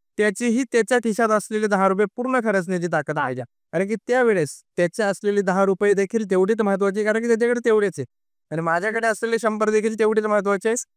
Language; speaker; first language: Marathi; native; Marathi